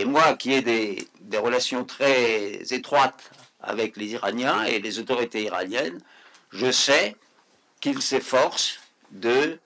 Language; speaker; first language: French; native; French